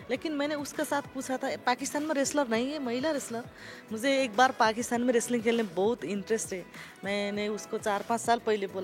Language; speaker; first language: Hindi; non-native, learner; Nepali